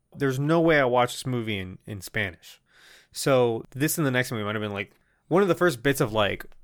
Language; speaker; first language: English; non-native, fluent; Spanish